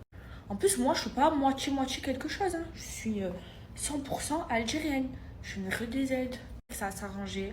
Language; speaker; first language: French; native; French